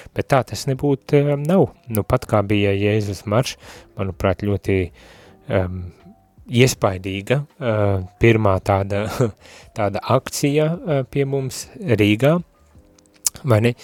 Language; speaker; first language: Latvian; native; Latvian